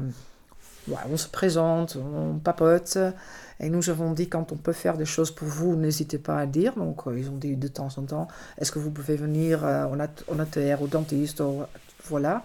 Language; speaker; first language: French; non-native, fluent; Dutch